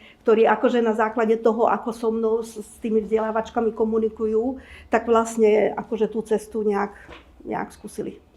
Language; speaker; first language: Slovak; native; Slovak